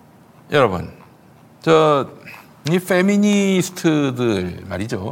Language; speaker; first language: Korean; native; Korean